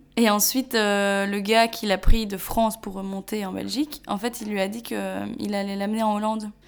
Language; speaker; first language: French; native; French